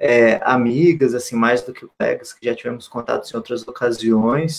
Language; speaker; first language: Portuguese; native; Portuguese